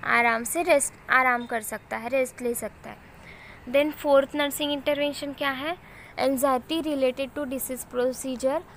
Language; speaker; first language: Hindi; non-native, local second language; Marathi